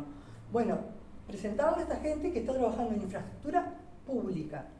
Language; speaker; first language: Spanish; native; Spanish